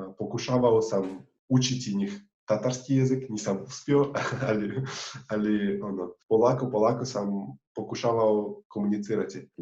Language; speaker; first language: Bosnian; non-native, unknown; Tatar